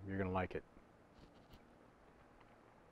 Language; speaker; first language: English; native; English